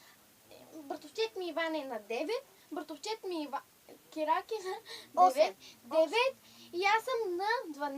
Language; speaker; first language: Bulgarian; non-native, local second language; Turkish